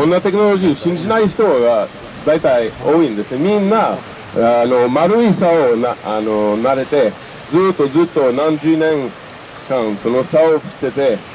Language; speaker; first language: Japanese; non-native, fluent; French